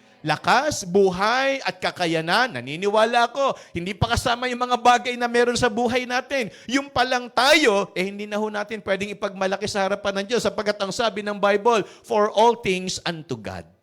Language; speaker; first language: Filipino; native; Filipino